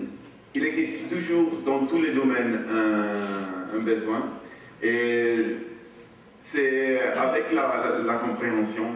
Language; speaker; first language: French; non-native, learner; Swedish